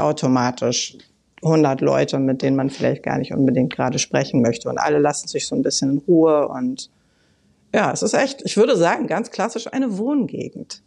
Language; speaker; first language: German; native; German